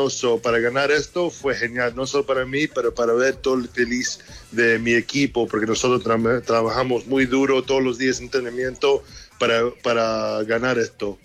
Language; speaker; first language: Spanish; early bilingual, heritage; English